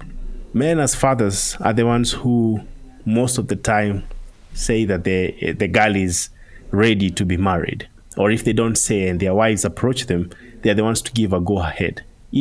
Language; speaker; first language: English; non-native, local second language; Masai